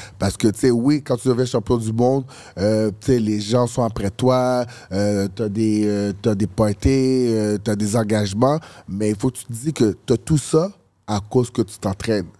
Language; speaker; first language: French; early bilingual, other home language; Haitian Creole